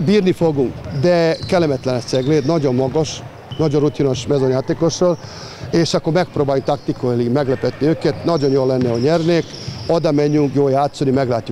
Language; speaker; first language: Hungarian; non-native, learner; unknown